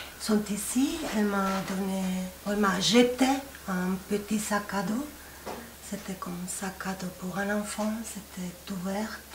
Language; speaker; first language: French; non-native, fluent; Spanish